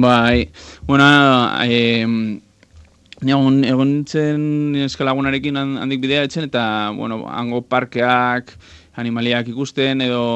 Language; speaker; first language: Basque; non-native, local second language; Spanish